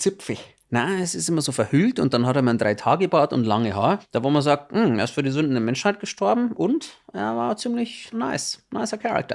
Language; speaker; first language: German; native; German